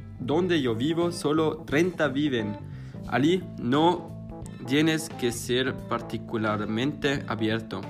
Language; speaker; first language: Spanish; non-native, learner; German